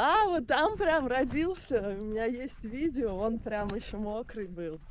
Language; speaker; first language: Russian; native; Russian